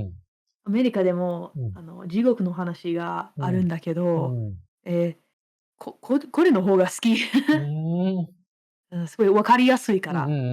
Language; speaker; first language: Japanese; non-native, fluent; English